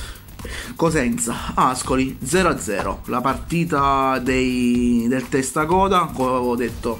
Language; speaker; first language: Italian; native; Italian